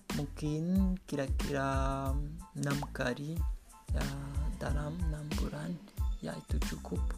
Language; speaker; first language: Indonesian; non-native, learner; Kinyarwanda